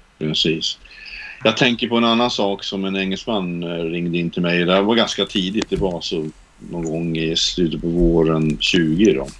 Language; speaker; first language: Swedish; native; Swedish